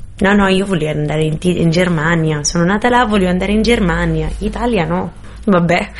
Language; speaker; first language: Italian; non-native, fluent; Arabic